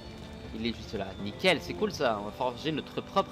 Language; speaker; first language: French; native; French